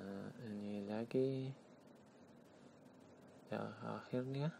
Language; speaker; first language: Indonesian; non-native, learner; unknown